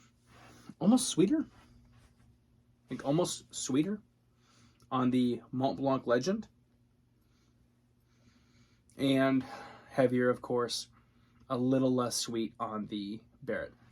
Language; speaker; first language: English; native; English